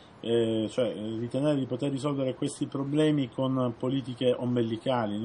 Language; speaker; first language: Italian; native; Italian